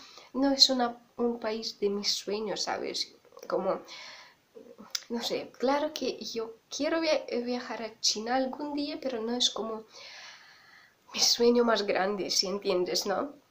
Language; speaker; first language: Spanish; non-native, fluent; Russian